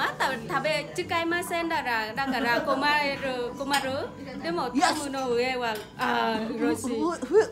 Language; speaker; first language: Japanese; non-native, learner; Vietnamese